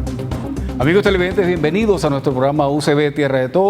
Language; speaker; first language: Spanish; native; Spanish